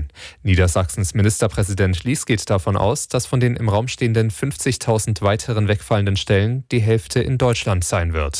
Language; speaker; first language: German; native; German